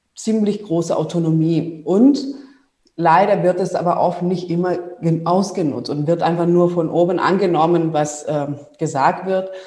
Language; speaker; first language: German; non-native, fluent; Spanish